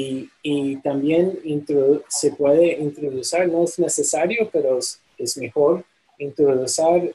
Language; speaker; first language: Spanish; non-native, fluent; English